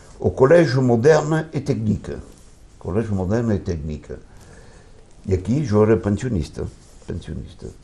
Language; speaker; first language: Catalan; early bilingual, heritage; Catalan